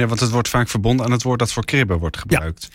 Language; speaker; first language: Dutch; native; Dutch